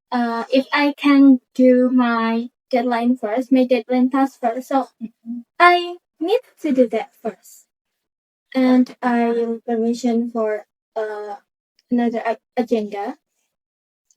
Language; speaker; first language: English; non-native, learner; Indonesian